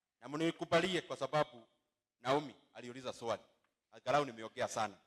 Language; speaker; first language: Swahili; non-native, local second language; Kikuyu